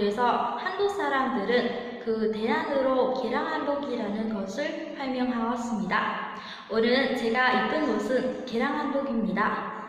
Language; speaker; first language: Korean; non-native, fluent; Vietnamese